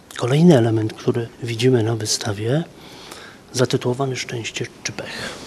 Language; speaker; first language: Polish; native; Polish